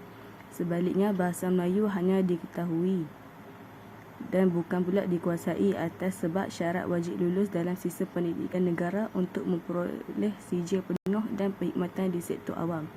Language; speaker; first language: Malay; native; Malay